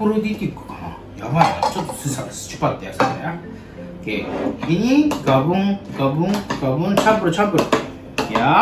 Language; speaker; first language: Indonesian; non-native, learner; Japanese